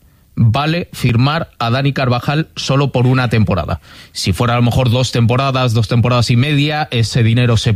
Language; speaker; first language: Spanish; native; Spanish